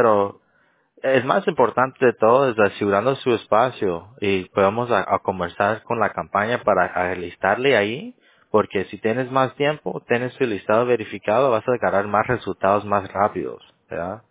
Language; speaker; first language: Spanish; early bilingual, heritage; Spanish